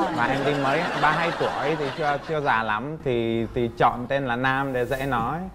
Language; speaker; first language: Vietnamese; non-native, fluent; Czech